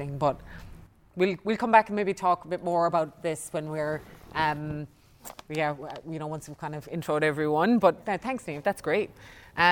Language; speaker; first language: English; native; English